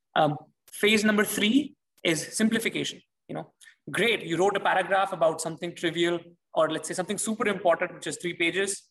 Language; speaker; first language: English; non-native, local second language; Hindi